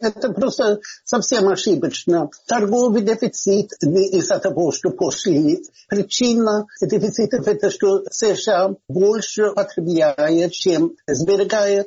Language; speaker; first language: Russian; non-native, fluent; Swedish